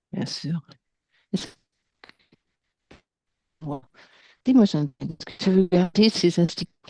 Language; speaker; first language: French; native; French